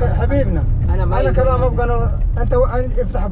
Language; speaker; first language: Arabic; native; Arabic